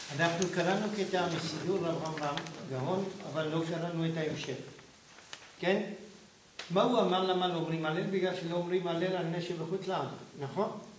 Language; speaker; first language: Hebrew; non-native, fluent; French